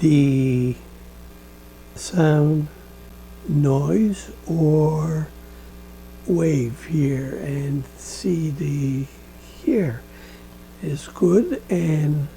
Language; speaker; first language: English; non-native, learner; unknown